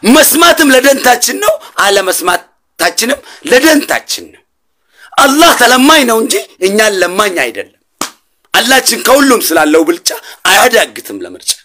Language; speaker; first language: Amharic; non-native, local second language; Oromo